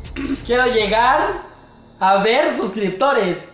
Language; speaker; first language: Spanish; native; Spanish